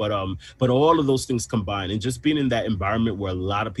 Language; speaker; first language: English; early bilingual, other home language; Spanish